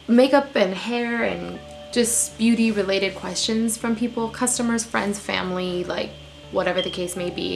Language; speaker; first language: English; native; English